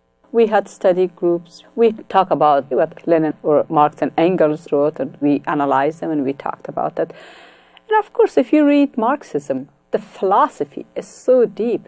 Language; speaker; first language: English; non-native, fluent; Persian